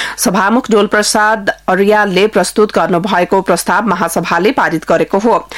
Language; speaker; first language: Nepali; native; Nepali